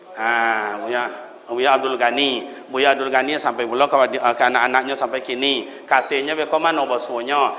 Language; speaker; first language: Malay; native; Malay